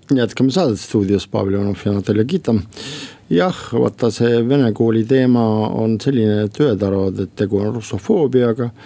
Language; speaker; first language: Estonian; non-native, local second language; Russian